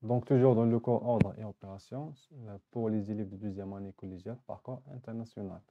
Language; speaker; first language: French; non-native, local second language; Arabic